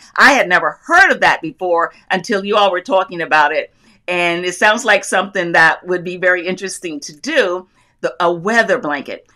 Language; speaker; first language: English; native; English